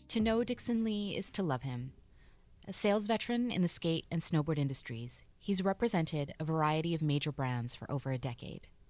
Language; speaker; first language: English; native; English